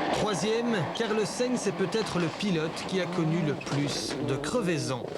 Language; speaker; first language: French; native; French